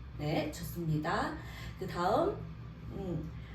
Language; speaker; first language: Korean; non-native, learner; Vietnamese